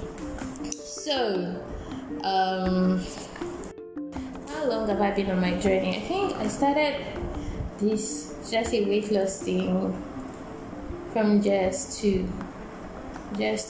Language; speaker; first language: English; non-native, local second language; Yoruba